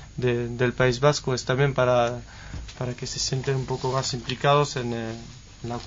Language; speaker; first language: Spanish; non-native, fluent; French